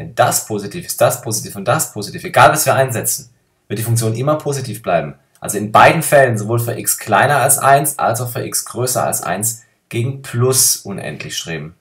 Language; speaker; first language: German; native; German